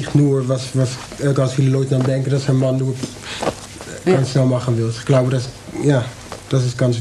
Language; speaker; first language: German; non-native, fluent; Dutch